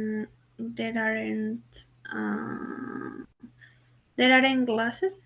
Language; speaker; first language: English; non-native, learner; Spanish